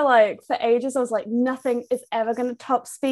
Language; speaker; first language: English; native; English